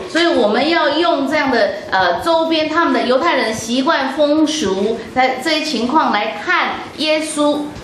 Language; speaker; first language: Chinese; native; Chinese